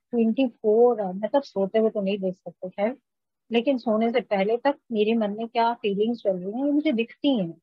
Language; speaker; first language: Hindi; native; Hindi